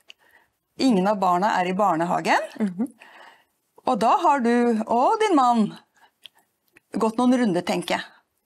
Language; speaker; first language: Norwegian; native; Norwegian